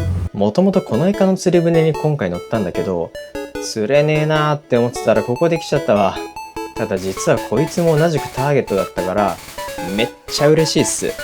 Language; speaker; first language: Japanese; native; Japanese